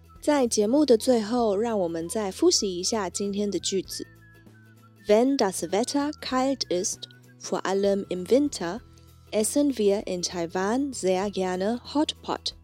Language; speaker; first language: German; non-native, fluent; Chinese